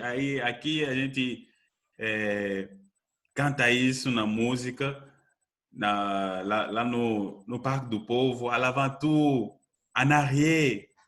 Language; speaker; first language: Portuguese; non-native, fluent; French